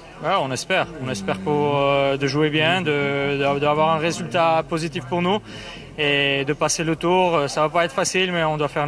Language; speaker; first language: French; non-native, fluent; Armenian